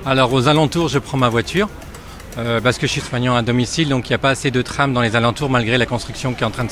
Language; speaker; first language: French; native; French